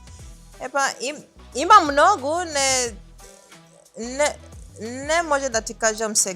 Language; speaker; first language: Macedonian; non-native, learner; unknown